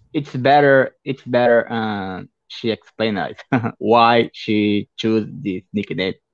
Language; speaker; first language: English; non-native, fluent; Portuguese